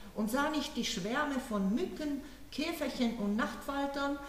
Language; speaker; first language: German; non-native, fluent; Slovak